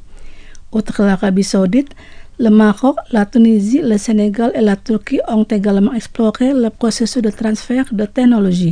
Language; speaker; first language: French; non-native, fluent; Indonesian